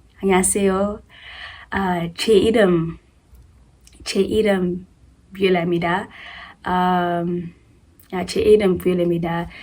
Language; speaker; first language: Korean; non-native, learner; English